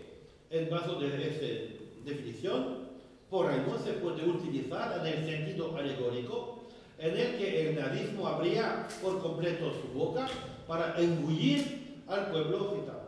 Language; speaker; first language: Spanish; non-native, fluent; French